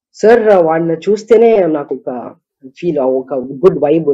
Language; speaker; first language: Telugu; non-native, learner; Kannada